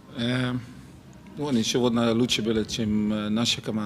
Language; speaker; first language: Russian; non-native, learner; Dutch